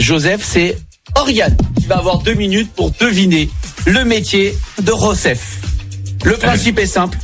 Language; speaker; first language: French; native; French